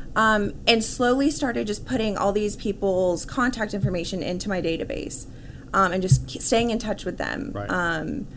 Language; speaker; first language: English; native; English